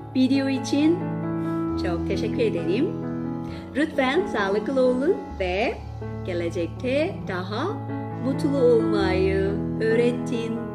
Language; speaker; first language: Turkish; non-native, learner; Korean